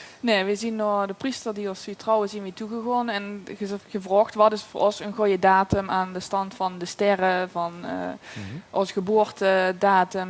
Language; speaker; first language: Dutch; native; Dutch